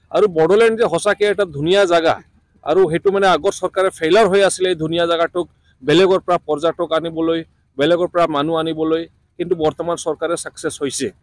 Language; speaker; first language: Assamese; non-native, local second language; Bodo